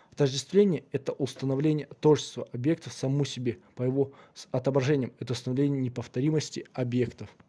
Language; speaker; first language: Russian; non-native, local second language; Kazakh